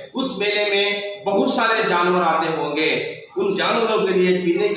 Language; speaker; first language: Hindi; non-native, local second language; Kannada